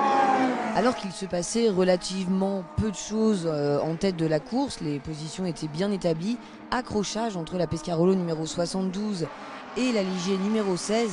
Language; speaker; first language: French; native; French